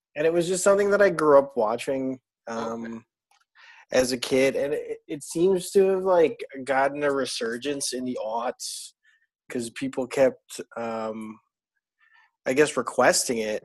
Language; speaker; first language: English; non-native, local second language; Filipino